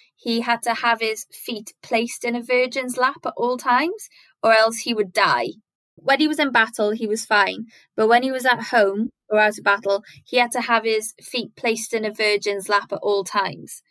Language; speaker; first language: English; native; English